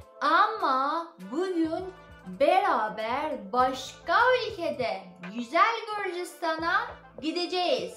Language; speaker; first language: Turkish; non-native, learner; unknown